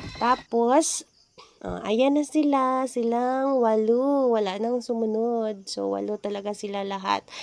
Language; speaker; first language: Filipino; non-native, local second language; Cebuano